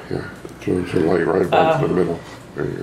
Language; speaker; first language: English; native; English